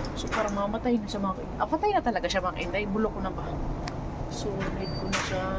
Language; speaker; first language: Filipino; non-native, local second language; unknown